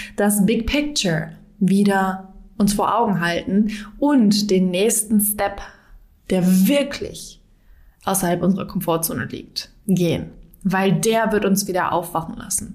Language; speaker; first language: German; native; German